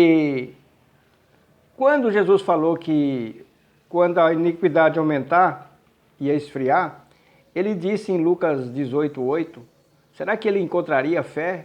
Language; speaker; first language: Portuguese; native; Portuguese